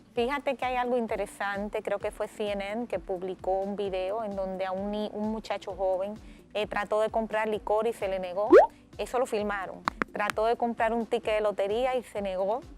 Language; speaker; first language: Spanish; native; Spanish